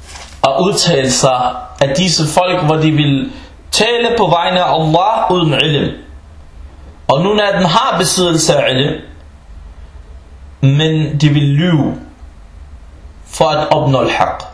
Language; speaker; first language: Danish; early bilingual, other home language; Arabic